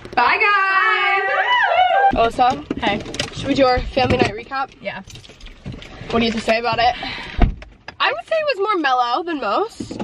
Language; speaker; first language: English; native; English